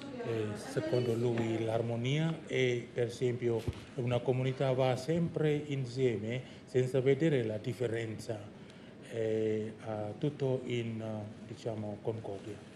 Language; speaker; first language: Italian; non-native, learner; Indonesian